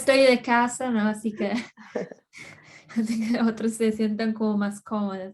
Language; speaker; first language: Spanish; non-native, fluent; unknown